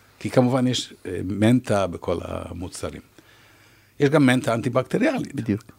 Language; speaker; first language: Hebrew; non-native, fluent; English